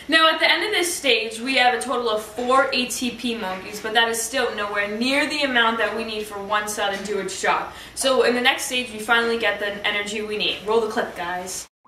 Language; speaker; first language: English; native; English